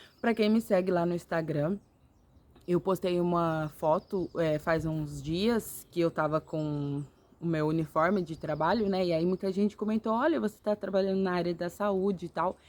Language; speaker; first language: Portuguese; native; Portuguese